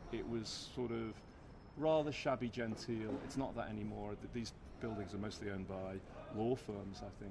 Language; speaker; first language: English; native; English